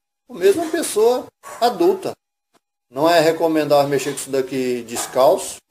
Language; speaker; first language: Portuguese; native; Portuguese